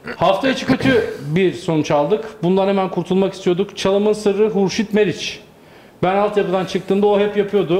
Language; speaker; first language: Turkish; native; Turkish